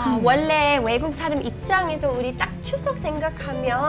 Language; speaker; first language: Korean; non-native, fluent; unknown